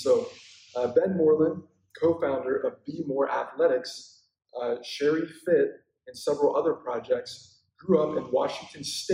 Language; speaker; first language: English; native; English